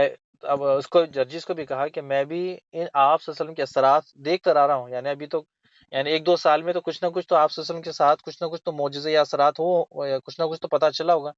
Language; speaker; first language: Urdu; native; Urdu